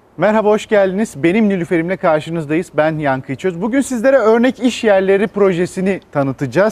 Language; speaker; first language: Turkish; native; Turkish